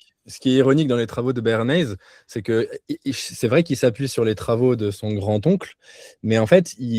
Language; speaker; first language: French; native; French